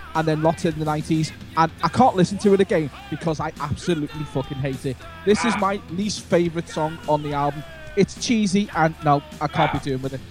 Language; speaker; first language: English; native; English